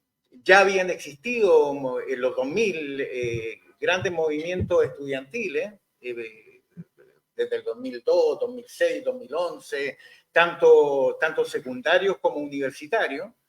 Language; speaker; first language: Spanish; native; Spanish